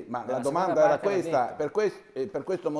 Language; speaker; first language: Italian; native; Italian